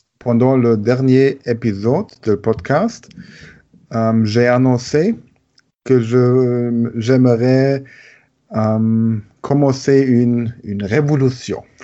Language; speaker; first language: French; non-native, learner; German